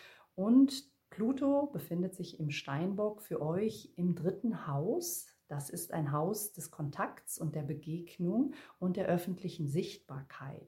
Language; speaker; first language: German; native; German